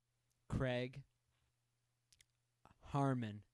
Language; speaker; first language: English; native; English